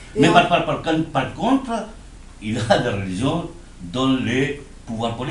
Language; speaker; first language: French; non-native, fluent; Spanish